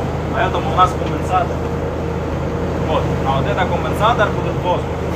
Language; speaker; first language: Russian; non-native, learner; Arabic